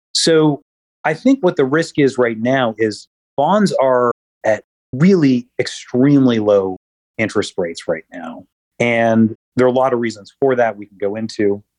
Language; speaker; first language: English; native; English